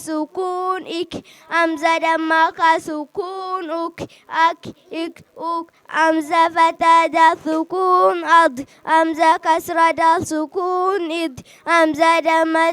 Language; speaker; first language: Arabic; non-native, learner; Oromo